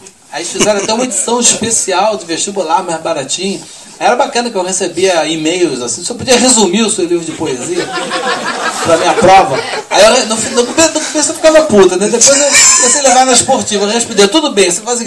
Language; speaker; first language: Portuguese; native; Portuguese